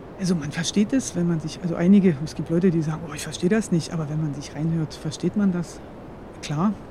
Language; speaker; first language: German; non-native, local second language; Upper Sorbian